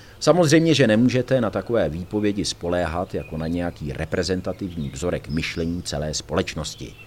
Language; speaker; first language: Czech; native; Czech